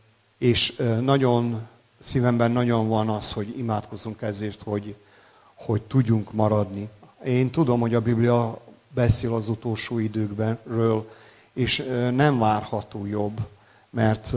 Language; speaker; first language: Hungarian; non-native, local second language; Serbian